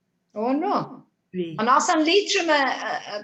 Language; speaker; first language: Irish; non-native, learner; English